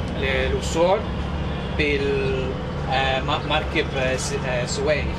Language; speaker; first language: Arabic; non-native, learner; English